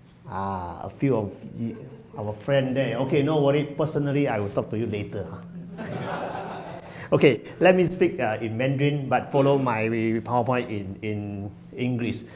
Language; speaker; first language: English; non-native, local second language; Chinese